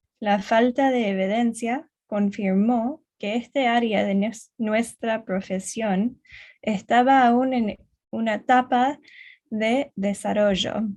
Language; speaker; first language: Spanish; non-native, learner; English